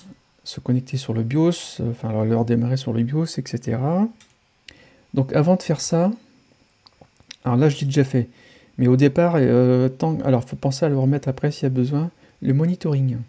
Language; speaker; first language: French; native; French